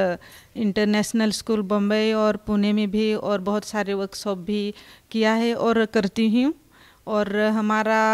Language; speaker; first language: Hindi; non-native, local second language; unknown